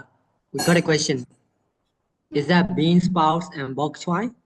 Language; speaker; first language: English; non-native, fluent; Burmese